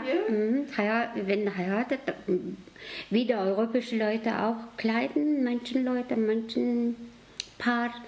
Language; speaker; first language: German; non-native, learner; Mongolian